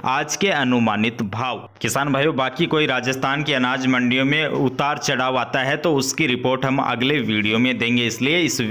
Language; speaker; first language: Hindi; native; Hindi